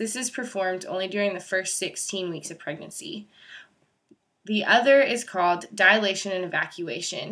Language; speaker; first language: English; native; English